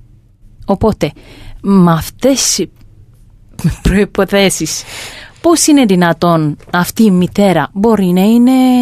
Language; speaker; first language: Greek; non-native, fluent; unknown